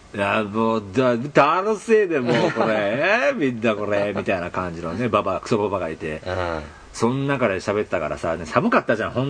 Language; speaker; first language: Japanese; native; Japanese